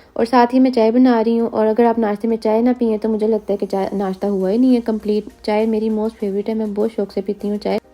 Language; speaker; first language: Urdu; native; Urdu